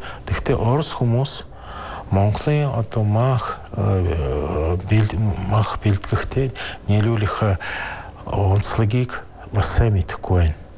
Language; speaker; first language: Mongolian; non-native, fluent; Russian